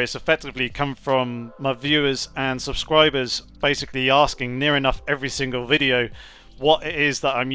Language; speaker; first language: English; native; English